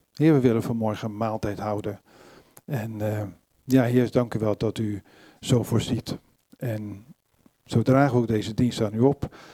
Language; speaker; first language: Dutch; native; Dutch